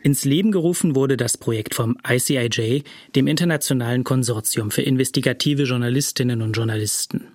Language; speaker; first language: German; native; German